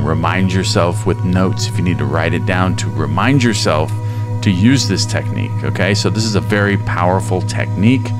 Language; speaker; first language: English; native; English